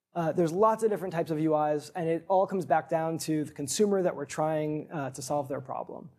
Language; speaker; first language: English; native; English